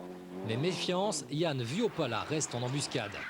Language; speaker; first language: French; native; French